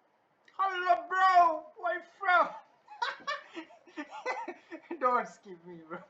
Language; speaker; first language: English; non-native, learner; Malayalam